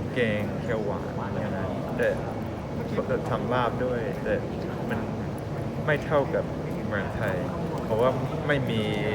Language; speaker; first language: Thai; early bilingual, heritage; English